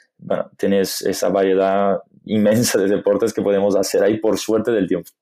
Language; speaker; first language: Spanish; non-native, fluent; Portuguese